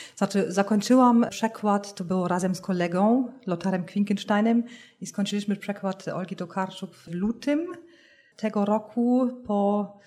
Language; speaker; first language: Polish; non-native, fluent; German